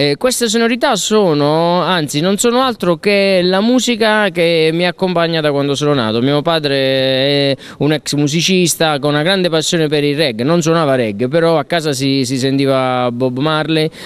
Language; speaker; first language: Italian; native; Italian